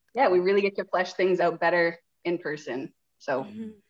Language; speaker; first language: English; native; English